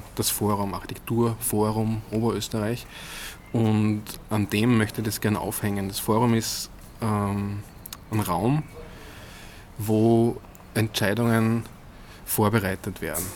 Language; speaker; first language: German; native; German